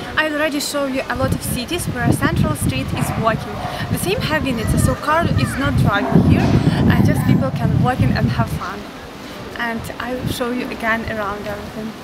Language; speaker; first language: English; non-native, learner; Ukrainian